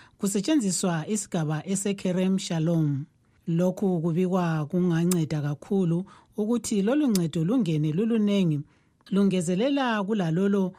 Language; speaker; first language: Zulu; native; Zulu